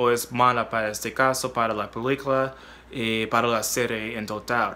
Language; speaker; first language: Spanish; non-native, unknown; English